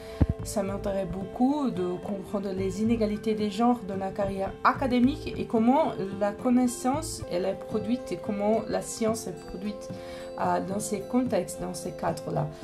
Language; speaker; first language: French; non-native, fluent; Portuguese